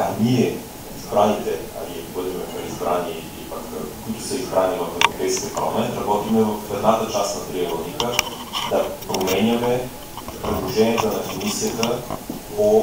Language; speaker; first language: Bulgarian; native; Bulgarian